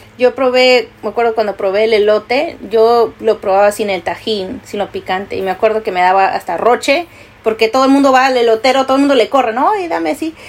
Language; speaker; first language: Spanish; native; Spanish